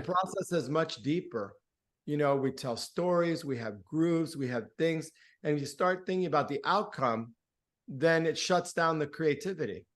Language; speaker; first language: English; early bilingual, other home language; Spanish